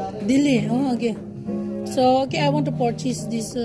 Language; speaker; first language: English; non-native, local second language; Filipino